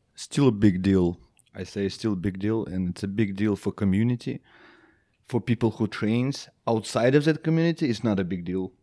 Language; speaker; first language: English; non-native, fluent; Belarusian